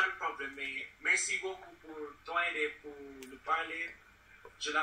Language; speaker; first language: French; non-native, learner; English